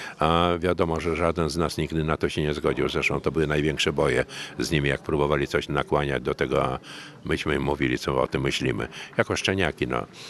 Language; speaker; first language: Polish; native; Polish